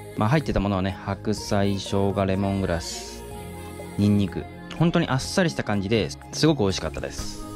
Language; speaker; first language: Japanese; native; Japanese